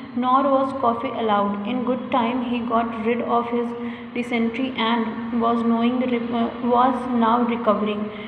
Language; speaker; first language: English; non-native, local second language; Hindi